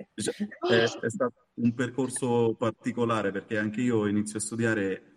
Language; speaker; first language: Italian; native; Italian